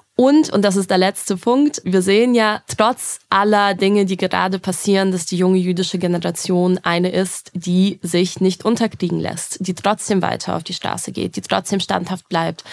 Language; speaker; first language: German; early bilingual, other home language; Russian